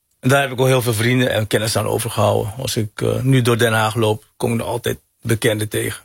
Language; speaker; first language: Dutch; early bilingual, other home language; Hakka Chinese